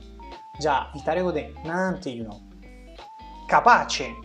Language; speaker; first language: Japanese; non-native, fluent; Italian